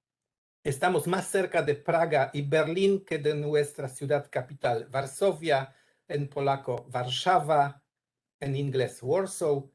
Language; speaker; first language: Spanish; non-native, learner; Polish